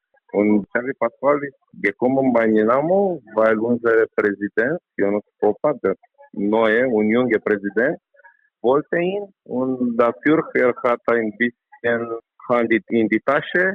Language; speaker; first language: German; non-native, learner; Romanian